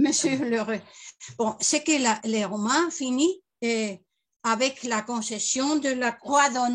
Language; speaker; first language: French; non-native, learner; Spanish